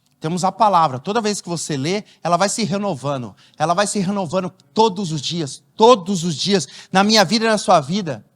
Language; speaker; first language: Portuguese; native; Portuguese